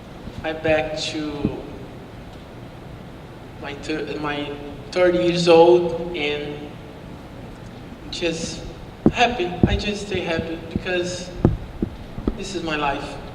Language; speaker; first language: English; non-native, learner; Portuguese